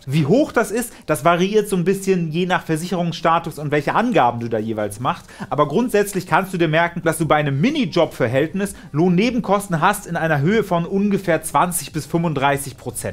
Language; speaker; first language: German; native; German